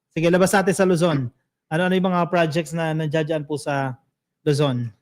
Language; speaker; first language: Filipino; native; Filipino